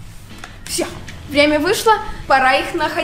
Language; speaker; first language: Russian; early bilingual, heritage; Russian